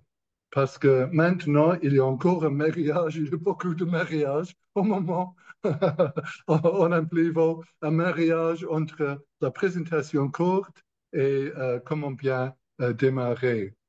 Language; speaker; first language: French; non-native, learner; English